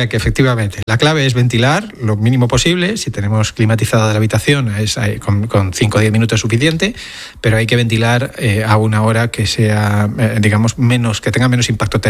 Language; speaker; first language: Spanish; native; Spanish